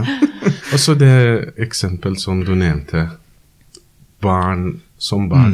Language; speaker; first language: Norwegian; non-native, learner; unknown